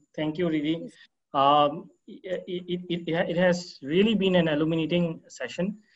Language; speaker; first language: English; non-native, local second language; Manipuri